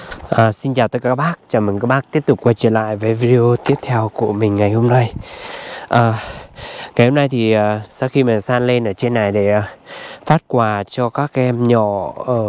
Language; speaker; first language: Vietnamese; non-native, local second language; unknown